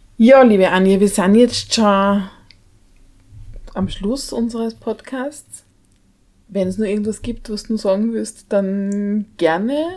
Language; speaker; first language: German; native; German